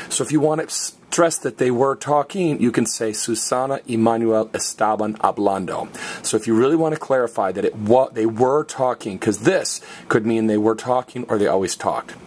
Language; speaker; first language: English; native; English